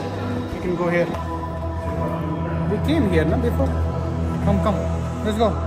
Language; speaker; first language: English; non-native, local second language; Hindi